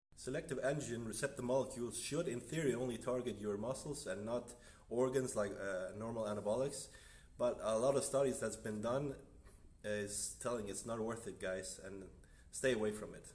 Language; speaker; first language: English; non-native, fluent; Danish